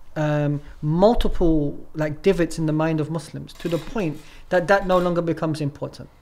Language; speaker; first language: English; native; English